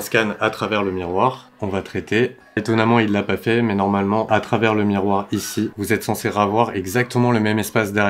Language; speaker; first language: French; native; French